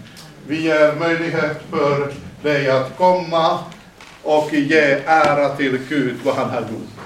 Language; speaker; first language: Swedish; non-native, fluent; Finnish